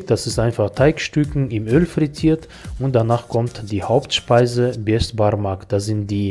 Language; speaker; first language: German; non-native, fluent; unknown